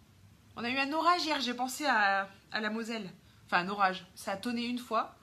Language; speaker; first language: French; native; French